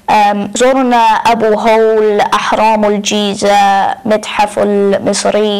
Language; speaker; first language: Arabic; non-native, learner; English